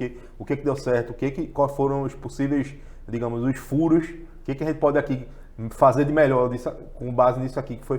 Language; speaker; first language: Portuguese; native; Portuguese